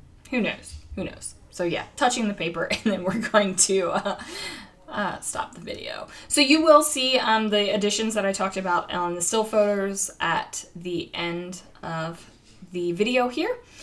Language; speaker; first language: English; native; English